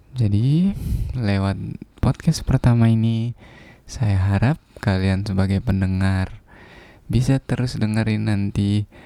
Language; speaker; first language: Indonesian; non-native, local second language; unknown